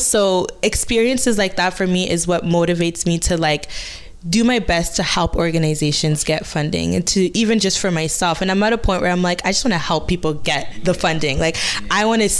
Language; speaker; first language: English; non-native, fluent; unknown